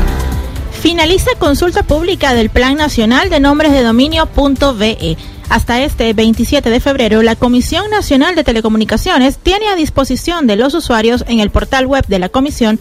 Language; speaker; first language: Spanish; native; Spanish